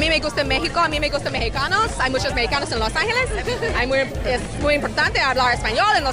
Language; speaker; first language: Spanish; non-native, learner; English